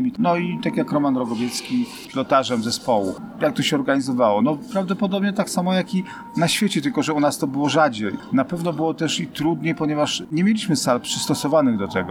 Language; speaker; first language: Polish; native; Polish